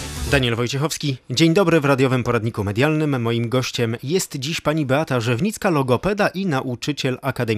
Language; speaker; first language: Polish; native; Polish